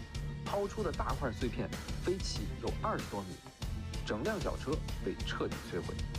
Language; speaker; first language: Chinese; native; Chinese